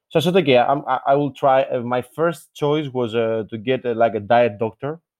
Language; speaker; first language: English; non-native, fluent; Greek